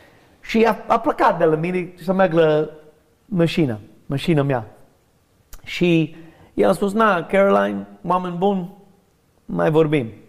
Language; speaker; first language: Romanian; non-native, learner; English